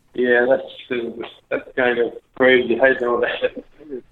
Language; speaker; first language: English; early bilingual, other home language; Albanian